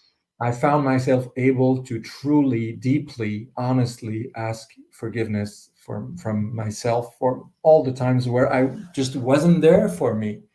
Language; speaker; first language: English; non-native, fluent; French